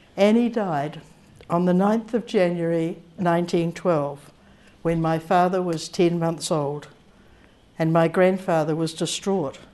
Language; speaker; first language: English; native; English